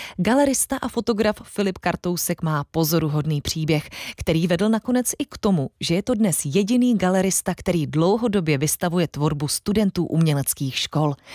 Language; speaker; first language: Czech; native; Czech